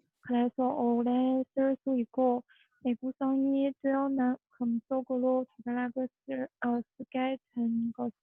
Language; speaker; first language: Korean; non-native, learner; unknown